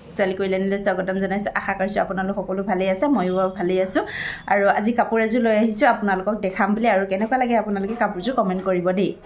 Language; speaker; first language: Assamese; non-native, local second language; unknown